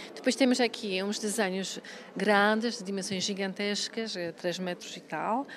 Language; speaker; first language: Portuguese; non-native, fluent; Polish